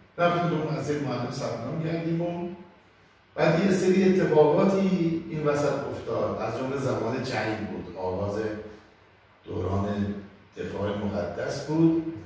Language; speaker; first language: Persian; non-native, local second language; Azerbaijani